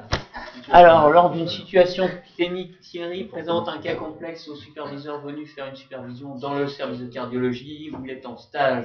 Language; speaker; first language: French; native; French